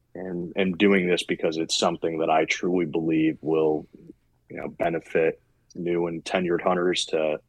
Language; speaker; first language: English; native; English